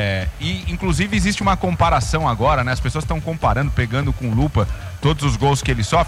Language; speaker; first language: Portuguese; native; Portuguese